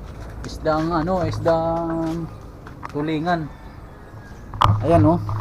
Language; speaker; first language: Filipino; non-native, local second language; Cebuano